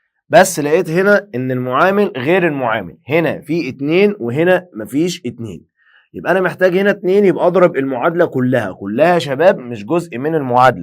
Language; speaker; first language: Arabic; native; Arabic